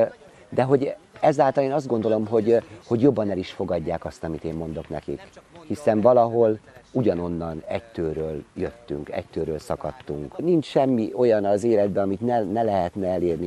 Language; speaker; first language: Hungarian; native; Hungarian